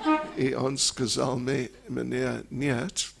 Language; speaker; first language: Russian; non-native, learner; English